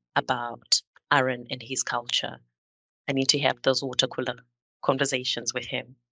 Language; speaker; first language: English; non-native, local second language; Shona